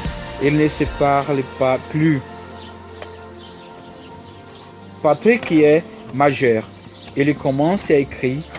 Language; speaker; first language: French; non-native, learner; Portuguese